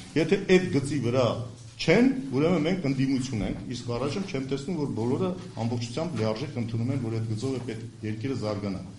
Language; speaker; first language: Armenian; native; Armenian